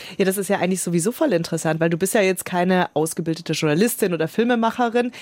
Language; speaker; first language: German; native; German